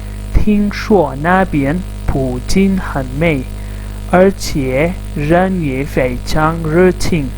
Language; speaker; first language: Chinese; non-native, fluent; Urdu